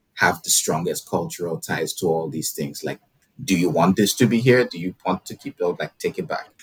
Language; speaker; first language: English; non-native, local second language; Yoruba